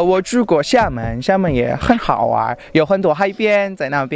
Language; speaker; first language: Chinese; non-native, learner; Indonesian